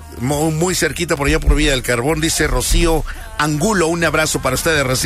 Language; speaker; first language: Spanish; native; Spanish